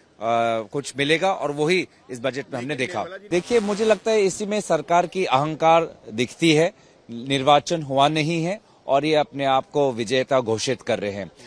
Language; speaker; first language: Hindi; non-native, local second language; Assamese